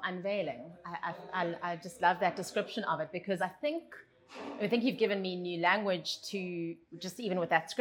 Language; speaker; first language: English; native; English